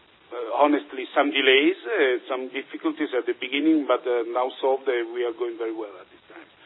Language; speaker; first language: English; non-native, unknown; Italian